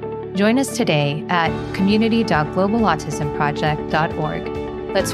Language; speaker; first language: English; native; English